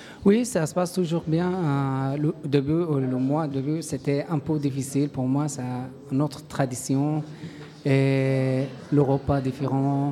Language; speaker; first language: French; non-native, learner; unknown